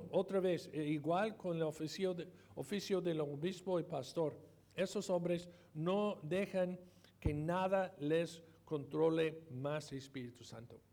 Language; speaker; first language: Spanish; non-native, fluent; English